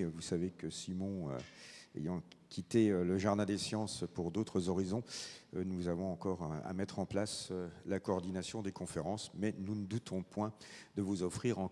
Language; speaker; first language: French; native; French